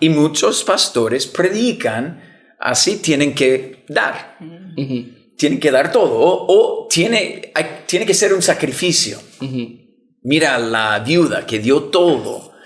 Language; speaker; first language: Spanish; non-native, fluent; English